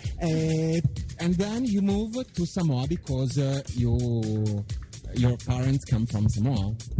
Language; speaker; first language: English; non-native, learner; Italian